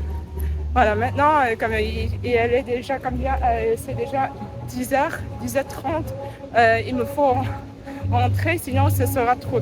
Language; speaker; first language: French; non-native, learner; Vietnamese